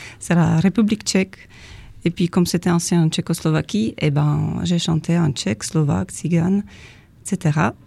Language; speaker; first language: French; non-native, fluent; Czech